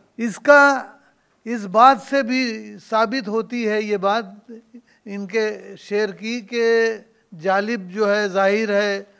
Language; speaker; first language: Urdu; native; Urdu